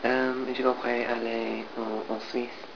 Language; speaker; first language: French; non-native, learner; English